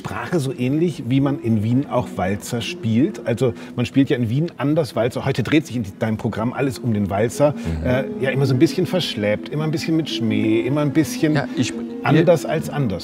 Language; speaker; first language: German; native; German